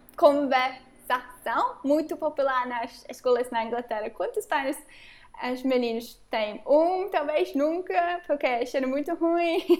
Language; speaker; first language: Portuguese; non-native, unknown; English